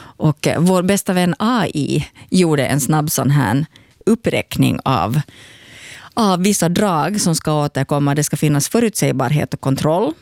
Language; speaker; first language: Swedish; native; Swedish